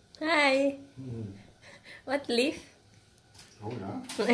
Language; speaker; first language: English; non-native, local second language; Filipino